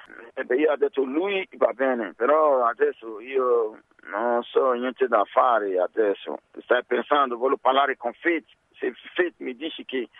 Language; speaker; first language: Italian; non-native, learner; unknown